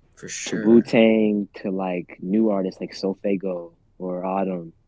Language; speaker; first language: English; native; English